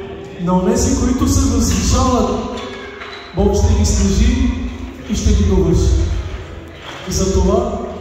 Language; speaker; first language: Bulgarian; non-native, local second language; Turkish